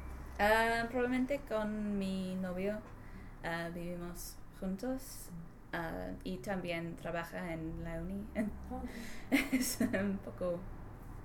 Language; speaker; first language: Spanish; non-native, learner; English